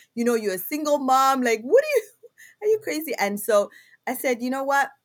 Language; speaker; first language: English; non-native, fluent; Somali